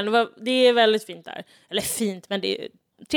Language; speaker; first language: Swedish; native; Swedish